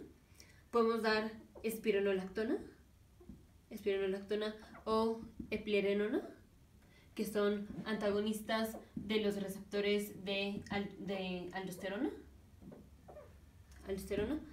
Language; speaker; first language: Spanish; native; Spanish